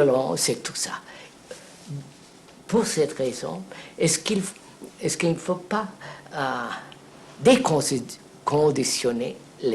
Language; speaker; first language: French; non-native, fluent; Telugu